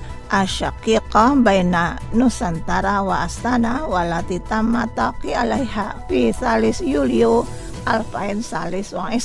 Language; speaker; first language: Arabic; non-native, fluent; Indonesian